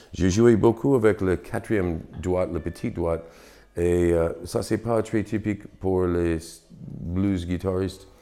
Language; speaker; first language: French; non-native, fluent; English